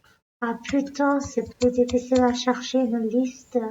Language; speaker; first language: French; non-native, learner; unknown